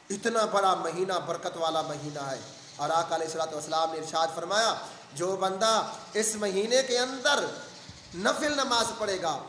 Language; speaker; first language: Urdu; non-native, local second language; Saraiki